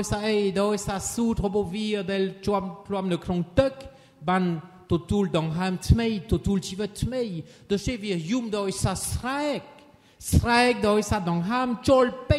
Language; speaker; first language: Khmer; non-native, fluent; French